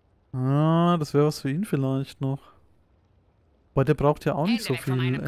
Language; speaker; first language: German; native; German